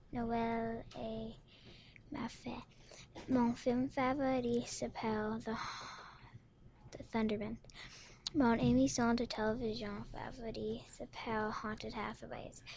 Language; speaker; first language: French; non-native, learner; English